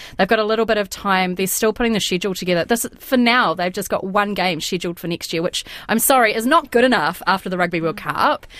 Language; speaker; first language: English; native; English